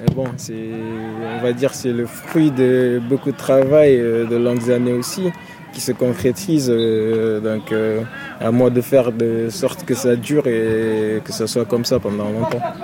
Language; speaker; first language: French; non-native, local second language; Wolof